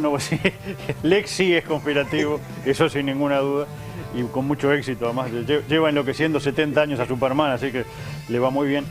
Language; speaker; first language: Spanish; native; Spanish